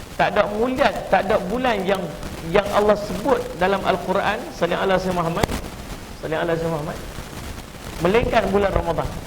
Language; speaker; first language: Malay; native; Malay